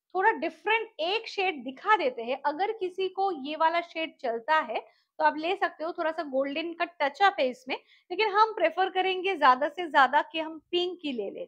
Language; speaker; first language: Hindi; non-native, local second language; Bangla